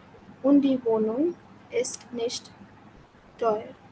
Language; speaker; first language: German; non-native, learner; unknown